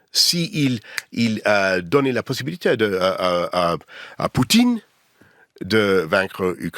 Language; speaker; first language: French; non-native, learner; English